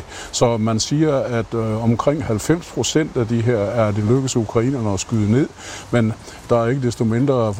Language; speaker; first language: Danish; native; Danish